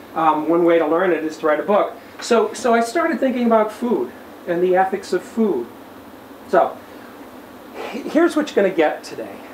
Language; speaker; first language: English; native; English